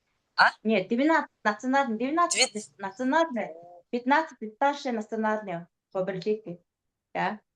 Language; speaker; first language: Russian; non-native, fluent; Mongolian